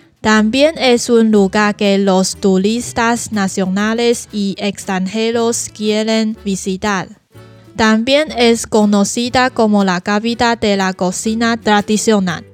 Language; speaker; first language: Spanish; non-native, learner; Chinese